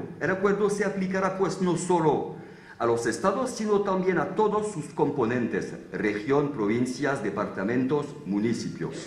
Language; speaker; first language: Spanish; non-native, fluent; French